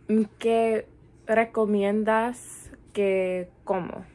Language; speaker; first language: Spanish; non-native, learner; English